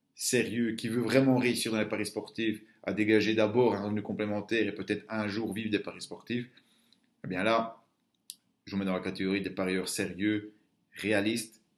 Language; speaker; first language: French; native; French